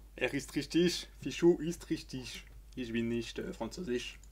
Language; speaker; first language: German; non-native, learner; French